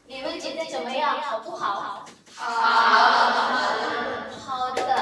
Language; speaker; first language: Chinese; non-native, learner; Indonesian